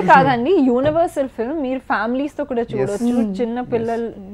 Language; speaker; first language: Telugu; non-native, learner; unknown